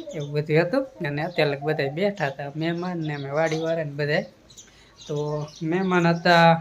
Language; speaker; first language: Gujarati; native; Gujarati